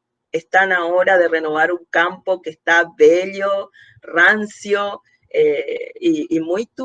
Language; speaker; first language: Spanish; native; Spanish